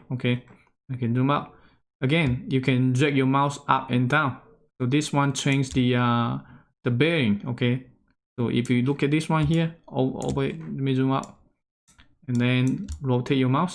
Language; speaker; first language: English; non-native, fluent; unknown